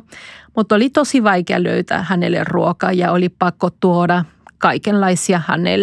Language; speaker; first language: Finnish; non-native, fluent; Spanish